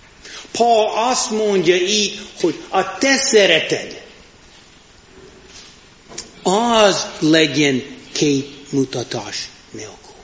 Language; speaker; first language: Hungarian; non-native, fluent; English